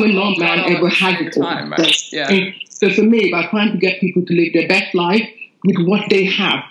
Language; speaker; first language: English; non-native, local second language; Yoruba